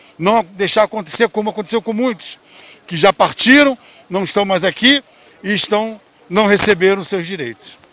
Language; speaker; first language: Portuguese; native; Portuguese